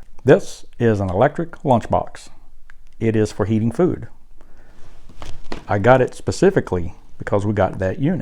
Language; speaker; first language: English; native; English